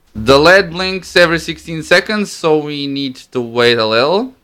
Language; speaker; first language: English; non-native, fluent; Croatian